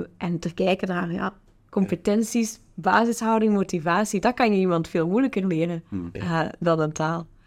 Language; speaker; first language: Dutch; native; Dutch